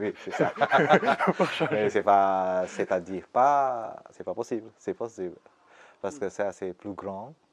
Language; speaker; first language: French; non-native, fluent; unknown